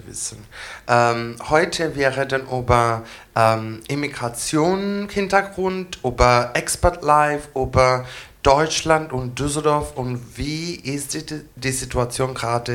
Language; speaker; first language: German; non-native, fluent; Greek